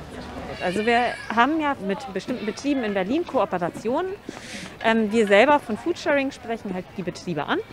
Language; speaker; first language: German; native; German